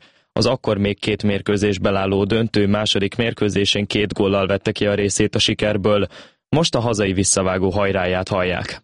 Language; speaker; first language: Hungarian; native; Hungarian